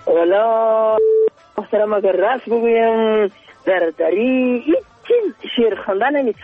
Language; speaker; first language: Persian; non-native, local second language; Pashto